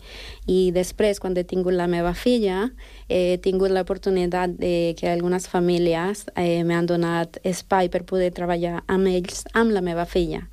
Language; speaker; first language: Catalan; non-native, fluent; Spanish